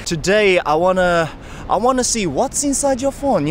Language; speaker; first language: English; non-native, fluent; Japanese